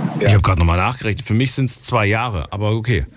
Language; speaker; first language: German; native; German